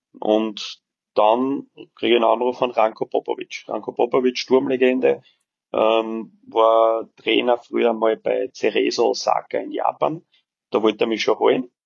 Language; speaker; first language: German; early bilingual, other home language; Serbian